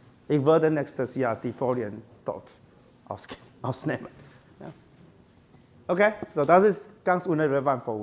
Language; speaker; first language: German; non-native, fluent; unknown